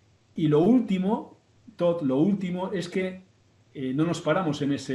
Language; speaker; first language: Spanish; native; Spanish